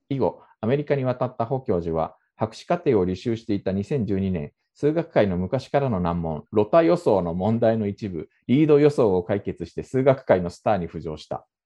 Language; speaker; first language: Japanese; native; Japanese